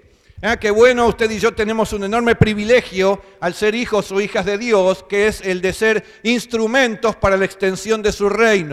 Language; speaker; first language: Spanish; native; Spanish